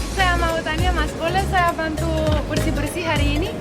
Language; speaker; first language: Indonesian; non-native, learner; Romanian